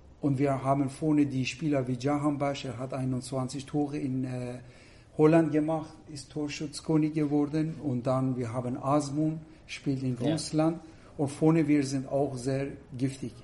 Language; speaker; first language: German; non-native, learner; Persian